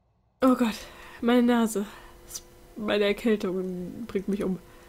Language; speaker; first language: German; native; German